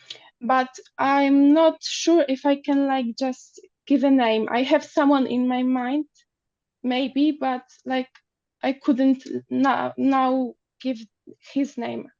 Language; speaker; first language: English; non-native, learner; Polish